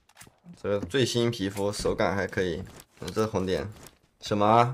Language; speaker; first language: Chinese; native; Chinese